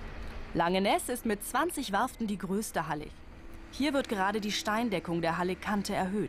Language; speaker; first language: German; native; German